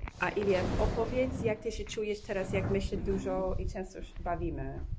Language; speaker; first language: Polish; non-native, learner; English